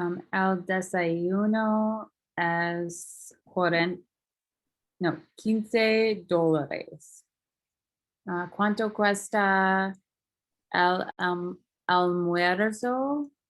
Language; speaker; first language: Spanish; non-native, learner; English